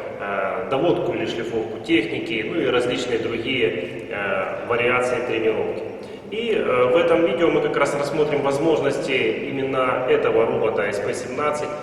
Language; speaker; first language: Russian; native; Russian